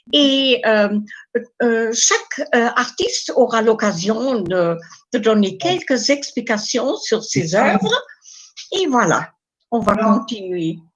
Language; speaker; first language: French; non-native, fluent; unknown